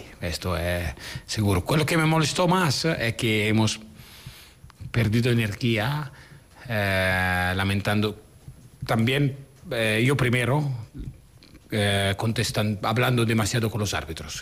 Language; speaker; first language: Spanish; non-native, fluent; Italian